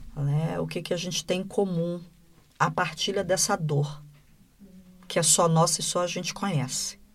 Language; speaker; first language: Portuguese; native; Portuguese